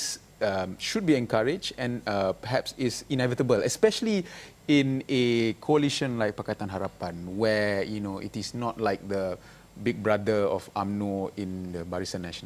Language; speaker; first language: English; non-native, local second language; Malay